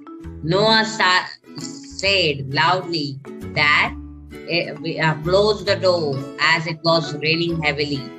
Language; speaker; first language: English; non-native, local second language; Hindi